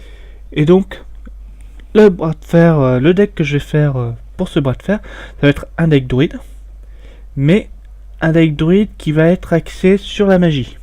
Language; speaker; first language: French; native; French